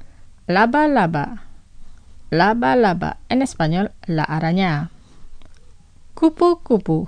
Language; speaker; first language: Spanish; non-native, fluent; Indonesian